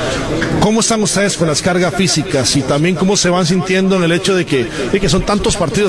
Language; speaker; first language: Spanish; native; Spanish